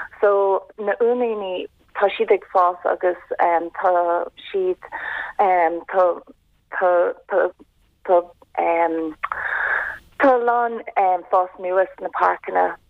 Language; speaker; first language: Irish; non-native, local second language; English